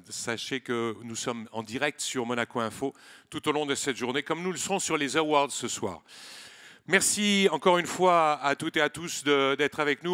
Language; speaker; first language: French; native; French